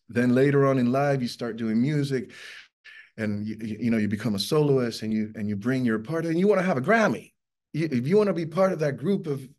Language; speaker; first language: English; non-native, fluent; Spanish